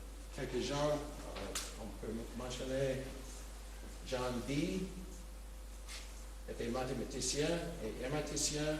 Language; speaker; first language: French; non-native, fluent; English